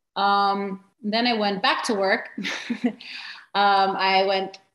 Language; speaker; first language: English; native; English